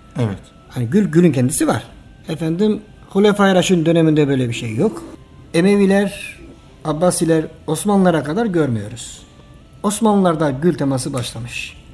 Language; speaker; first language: Turkish; native; Turkish